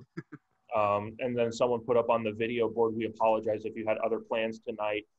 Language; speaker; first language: English; native; English